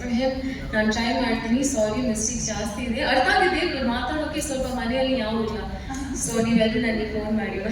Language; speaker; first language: Kannada; non-native, learner; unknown